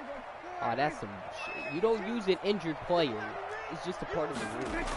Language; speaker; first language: English; native; English